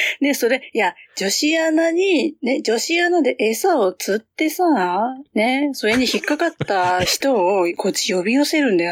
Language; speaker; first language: Japanese; native; Japanese